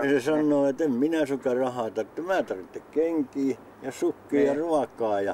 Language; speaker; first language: Finnish; native; Finnish